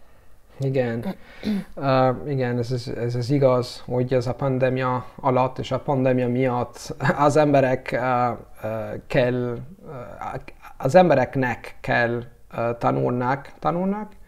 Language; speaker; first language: Hungarian; non-native, learner; Italian